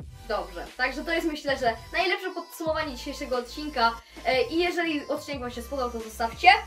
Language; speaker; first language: Polish; native; Polish